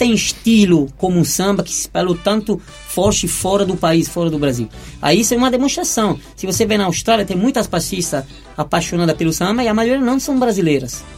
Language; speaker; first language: Portuguese; non-native, fluent; Italian